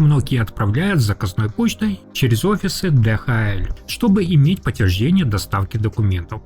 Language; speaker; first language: Russian; native; Russian